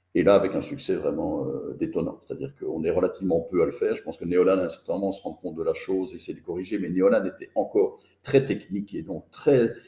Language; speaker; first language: French; native; French